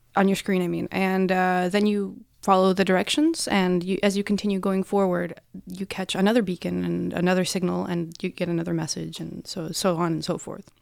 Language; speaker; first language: English; non-native, fluent; Russian